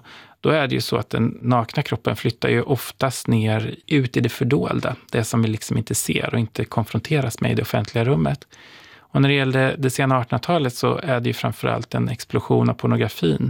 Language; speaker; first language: Swedish; native; Swedish